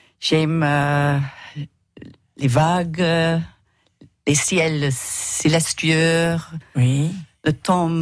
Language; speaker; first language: French; non-native, learner; English